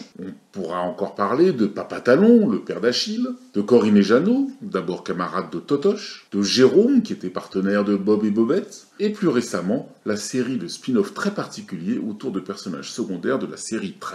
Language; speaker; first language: French; native; French